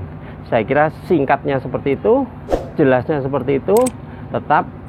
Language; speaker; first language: Indonesian; native; Indonesian